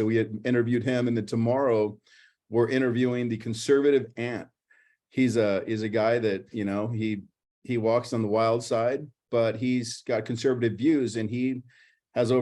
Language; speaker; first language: English; native; English